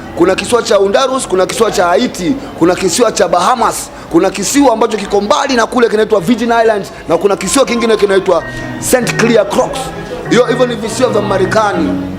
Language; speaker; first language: Swahili; native; Swahili